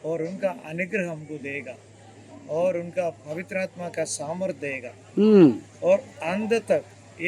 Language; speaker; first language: Hindi; non-native, local second language; Malayalam